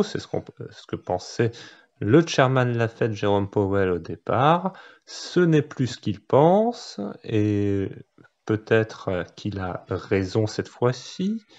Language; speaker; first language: French; native; French